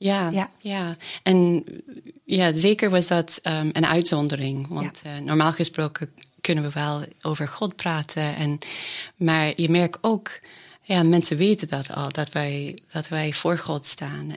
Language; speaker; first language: Dutch; non-native, fluent; English